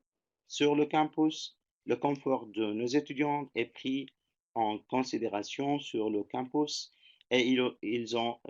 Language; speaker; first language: French; non-native, fluent; Turkish